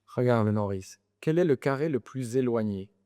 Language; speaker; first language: French; native; French